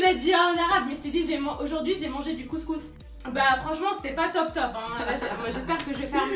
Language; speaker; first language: French; native; French